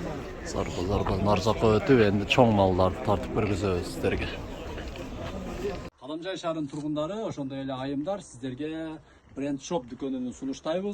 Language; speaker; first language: Kyrgyz; non-native, local second language; Uzbek